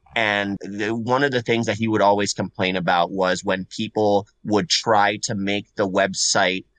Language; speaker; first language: English; non-native, fluent; Spanish